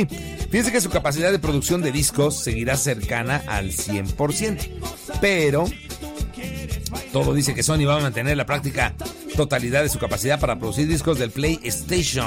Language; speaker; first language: Spanish; native; Spanish